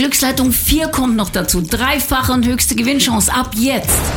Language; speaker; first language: German; native; German